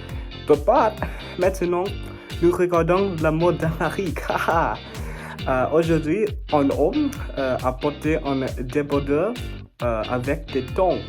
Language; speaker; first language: French; non-native, learner; English